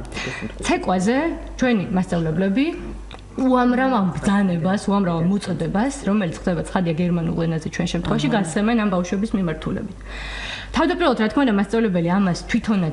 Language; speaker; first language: Georgian; native; Georgian